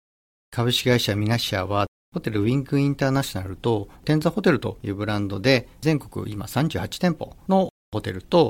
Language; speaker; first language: Japanese; native; Japanese